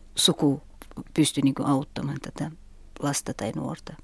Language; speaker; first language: Finnish; non-native, fluent; Uzbek